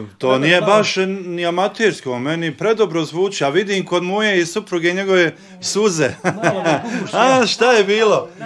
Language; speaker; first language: Croatian; native; Croatian